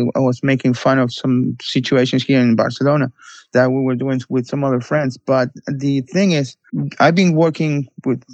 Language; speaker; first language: English; non-native, fluent; Spanish